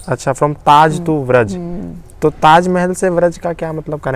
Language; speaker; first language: Hindi; native; Hindi